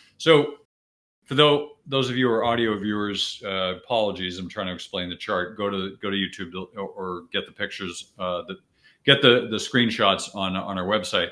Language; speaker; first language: English; native; English